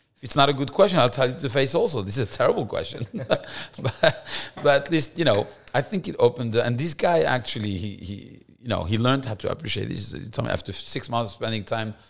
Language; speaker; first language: English; non-native, fluent; French